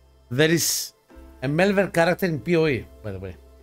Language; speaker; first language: English; non-native, fluent; Greek